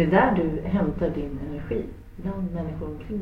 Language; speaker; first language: Swedish; native; Swedish